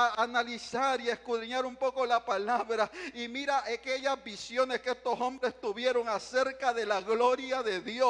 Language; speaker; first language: Spanish; native; Spanish